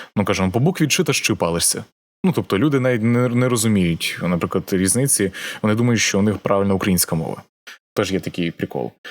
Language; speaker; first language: Ukrainian; native; Ukrainian